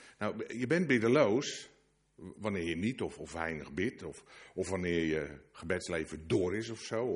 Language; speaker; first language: Dutch; native; Dutch